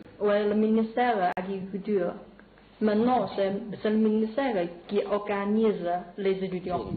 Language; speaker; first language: French; non-native, learner; Chinese